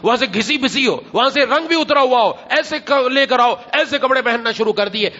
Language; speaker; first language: Urdu; non-native, local second language; Punjabi